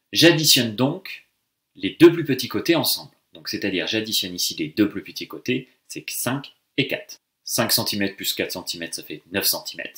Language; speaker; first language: French; native; French